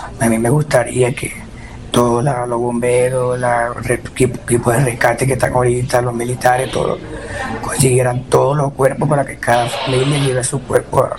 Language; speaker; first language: Spanish; native; Spanish